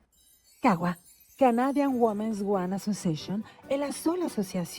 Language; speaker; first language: French; non-native, fluent; Spanish